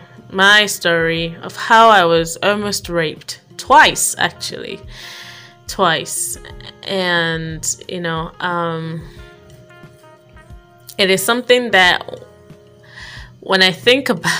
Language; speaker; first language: English; non-native, local second language; Igbo